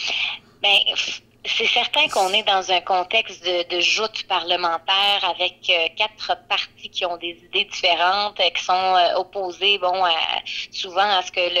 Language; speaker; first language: French; native; French